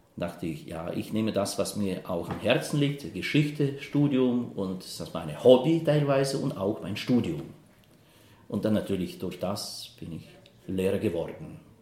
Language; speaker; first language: German; non-native, fluent; Russian